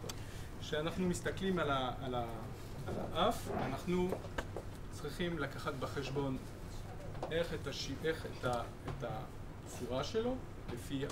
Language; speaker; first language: Hebrew; non-native, fluent; French